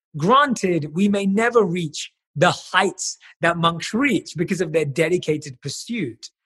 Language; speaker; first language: English; native; English